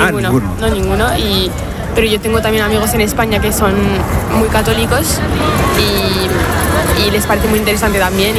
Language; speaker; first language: Spanish; non-native, fluent; French